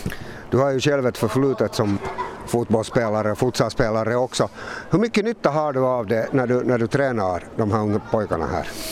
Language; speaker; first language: Swedish; native; Swedish